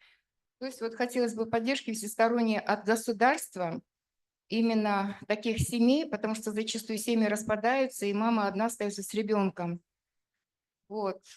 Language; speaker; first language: Russian; native; Russian